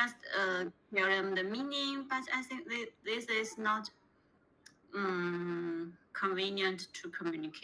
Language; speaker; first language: English; non-native, learner; Chinese